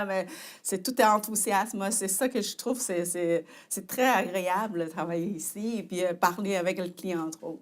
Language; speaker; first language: French; non-native, fluent; Chinese